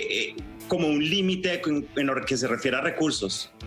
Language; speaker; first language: Spanish; native; Spanish